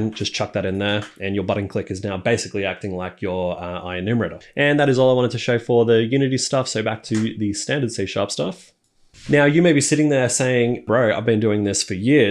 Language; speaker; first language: English; native; English